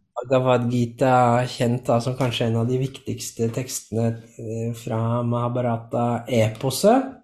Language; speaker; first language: Norwegian; native; Norwegian